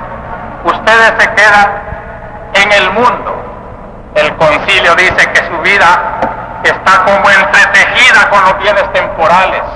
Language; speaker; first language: Spanish; native; Spanish